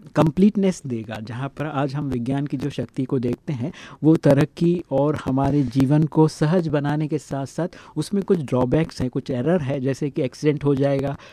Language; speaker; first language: Hindi; native; Hindi